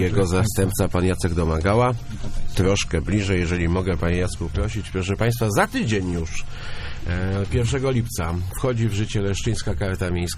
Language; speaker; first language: Polish; native; Polish